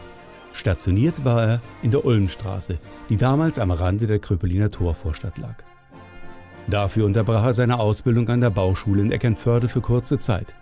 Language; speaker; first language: German; native; German